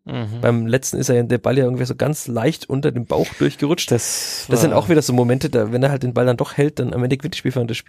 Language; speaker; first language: German; native; German